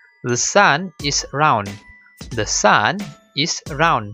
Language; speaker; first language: English; non-native, local second language; Malay